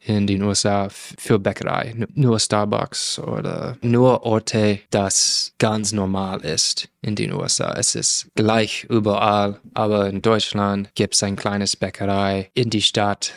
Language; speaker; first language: German; non-native, learner; English